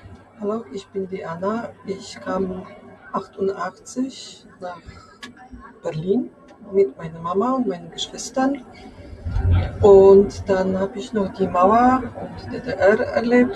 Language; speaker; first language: German; non-native, fluent; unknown